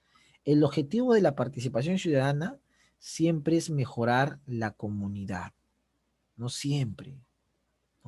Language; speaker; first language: Spanish; native; Spanish